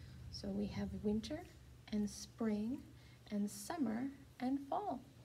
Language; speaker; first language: English; native; English